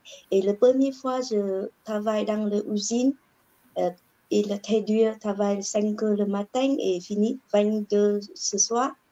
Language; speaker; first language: French; non-native, learner; Vietnamese